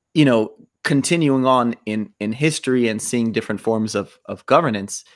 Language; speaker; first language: English; native; English